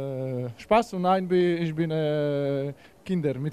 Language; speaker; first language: German; non-native, learner; Polish